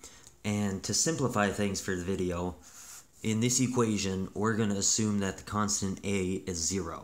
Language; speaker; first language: English; native; English